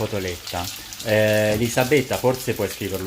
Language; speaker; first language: Italian; native; Italian